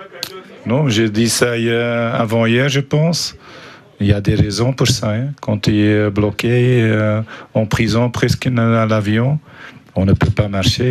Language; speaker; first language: French; non-native, fluent; Dutch